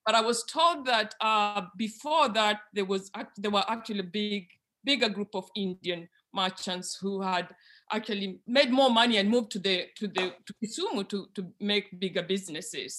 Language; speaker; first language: English; non-native, local second language; Luyia